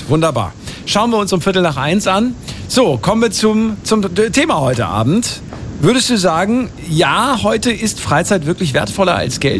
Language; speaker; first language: German; native; German